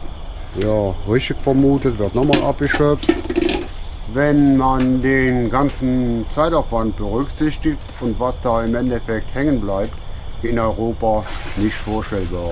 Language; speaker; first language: German; native; German